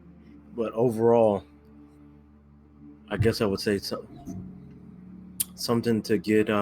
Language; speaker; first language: English; native; English